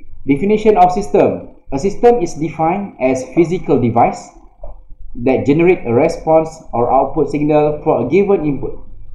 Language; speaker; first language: English; non-native, local second language; Malay